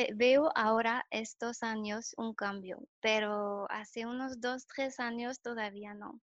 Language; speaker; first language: Spanish; non-native, fluent; French